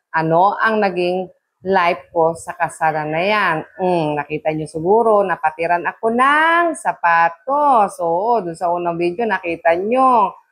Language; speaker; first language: Filipino; non-native, local second language; Pampanga